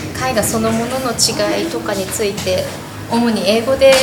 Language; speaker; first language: Japanese; native; Japanese